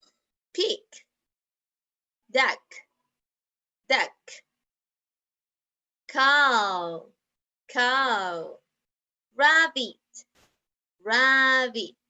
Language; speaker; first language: English; non-native, fluent; Spanish